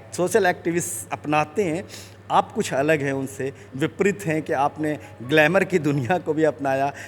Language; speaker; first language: Hindi; native; Hindi